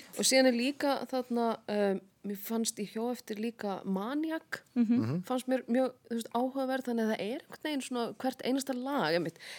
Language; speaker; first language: Icelandic; native; Icelandic